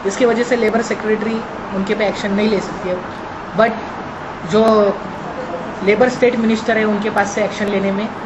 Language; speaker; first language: Hindi; non-native, local second language; Marathi